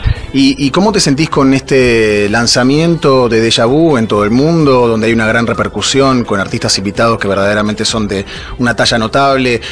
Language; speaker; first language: Spanish; native; Spanish